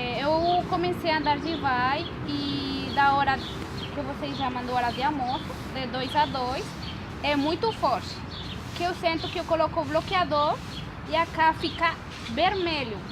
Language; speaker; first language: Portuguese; non-native, learner; Spanish